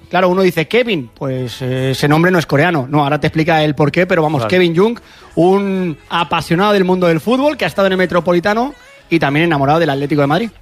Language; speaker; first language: Spanish; native; Spanish